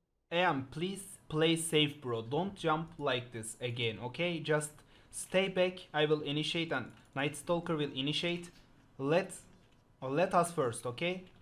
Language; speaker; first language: English; non-native, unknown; Turkish